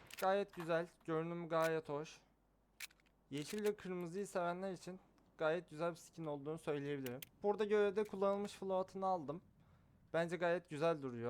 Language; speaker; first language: Turkish; native; Turkish